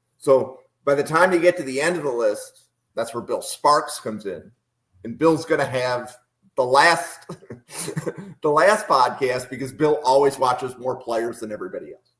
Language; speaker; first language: English; native; English